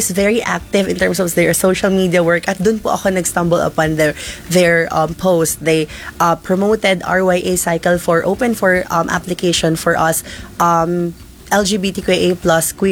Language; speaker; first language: Filipino; native; Filipino